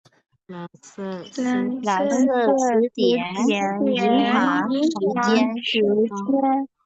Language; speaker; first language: Chinese; non-native, learner; Burmese